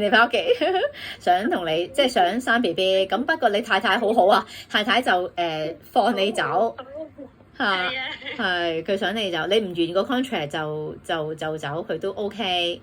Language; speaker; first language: Cantonese; native; Cantonese